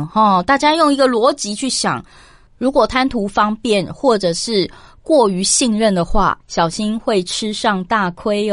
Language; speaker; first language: Chinese; native; Chinese